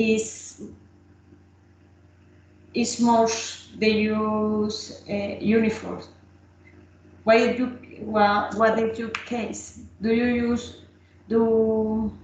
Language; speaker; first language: English; non-native, learner; Spanish